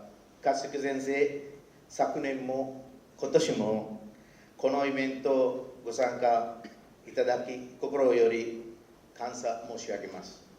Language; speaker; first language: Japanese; non-native, fluent; Sinhala